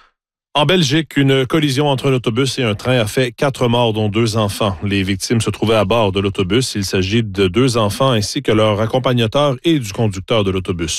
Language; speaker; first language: French; native; French